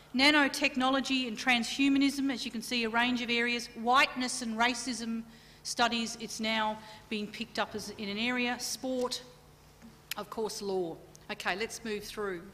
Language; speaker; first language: English; native; English